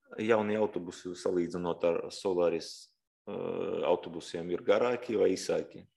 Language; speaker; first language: Latvian; non-native, local second language; Russian